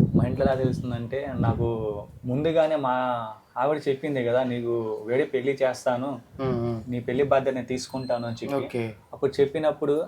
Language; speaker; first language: Telugu; native; Telugu